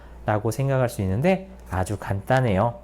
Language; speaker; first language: Korean; native; Korean